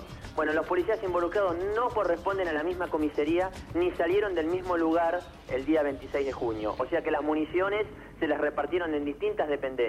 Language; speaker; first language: Spanish; native; Spanish